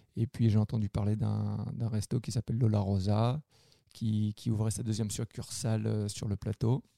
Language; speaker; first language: French; native; French